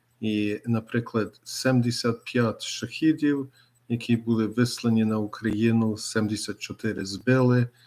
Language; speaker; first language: Ukrainian; early bilingual, heritage; Ukrainian